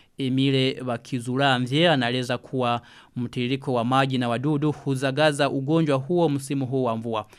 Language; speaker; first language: Swahili; non-native, local second language; Rundi